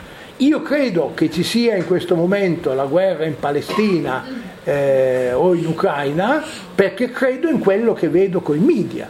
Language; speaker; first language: Italian; native; Italian